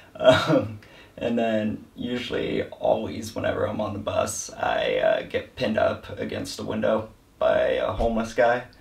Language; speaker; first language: English; native; English